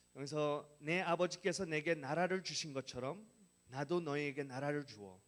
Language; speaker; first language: Korean; non-native, fluent; English